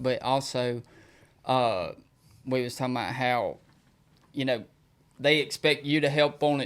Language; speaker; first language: English; native; English